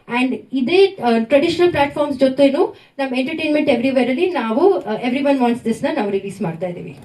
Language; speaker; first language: Kannada; non-native, local second language; Tamil